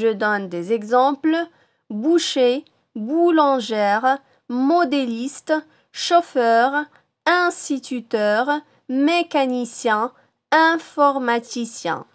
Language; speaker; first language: French; non-native, local second language; Arabic